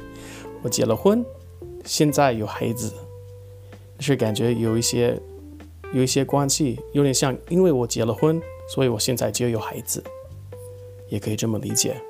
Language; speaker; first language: Chinese; non-native, fluent; English